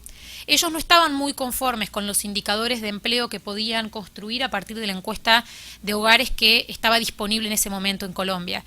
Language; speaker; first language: Spanish; native; Spanish